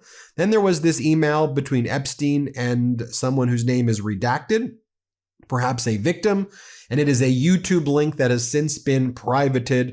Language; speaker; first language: English; native; English